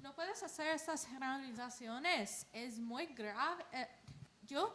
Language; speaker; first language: Spanish; non-native, learner; English